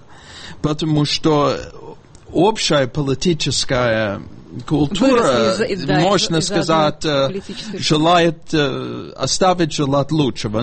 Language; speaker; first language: Russian; non-native, fluent; English